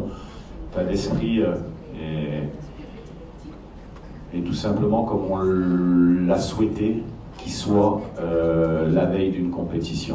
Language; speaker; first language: French; native; French